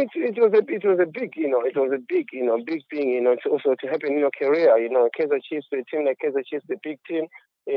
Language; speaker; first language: English; non-native, local second language; Shona